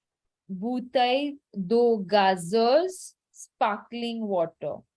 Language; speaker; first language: French; non-native, fluent; Hindi